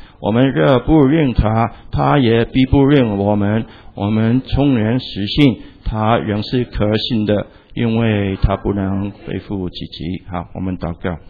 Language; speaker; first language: Chinese; non-native, local second language; Cantonese